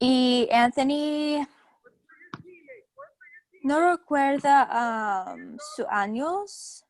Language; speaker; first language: Spanish; non-native, learner; English